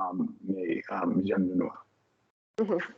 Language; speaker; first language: French; non-native, learner; English